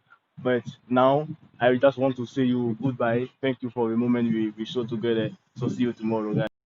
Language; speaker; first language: English; non-native, learner; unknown